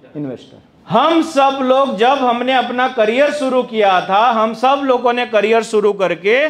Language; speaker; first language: Hindi; non-native, local second language; Gujarati